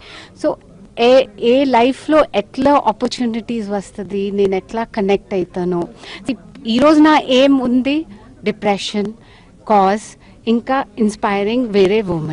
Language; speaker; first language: Telugu; non-native, local second language; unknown